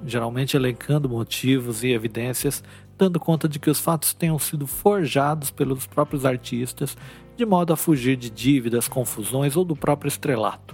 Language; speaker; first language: Portuguese; native; Portuguese